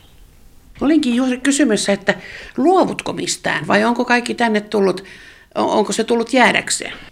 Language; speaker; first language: Finnish; native; Finnish